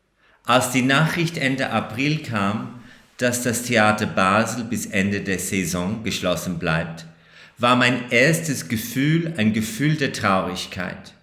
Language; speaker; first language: German; non-native, fluent; English